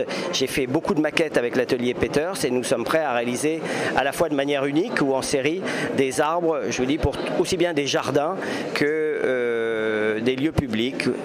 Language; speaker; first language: French; native; French